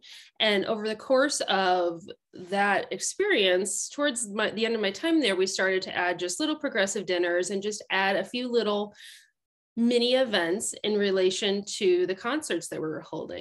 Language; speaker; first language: English; native; English